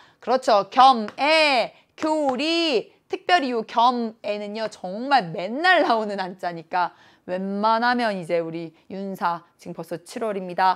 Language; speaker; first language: Korean; native; Korean